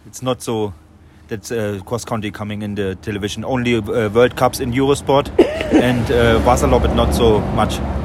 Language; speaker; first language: English; non-native, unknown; German